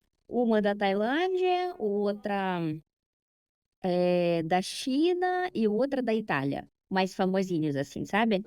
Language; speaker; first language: Portuguese; non-native, fluent; Russian